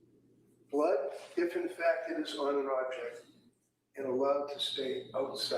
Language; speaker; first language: English; native; English